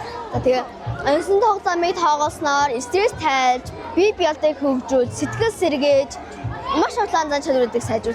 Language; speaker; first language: Mongolian; native; Mongolian